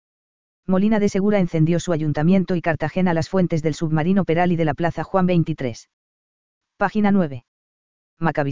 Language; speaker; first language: Spanish; native; Spanish